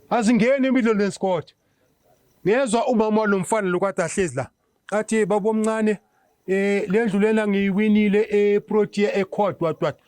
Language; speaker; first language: Zulu; native; Zulu